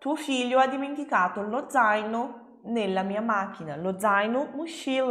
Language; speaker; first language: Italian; non-native, fluent; Portuguese